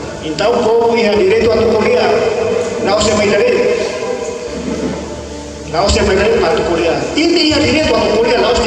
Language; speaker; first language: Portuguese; non-native, learner; Tetum